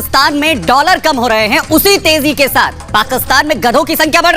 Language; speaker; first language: Hindi; non-native, local second language; Punjabi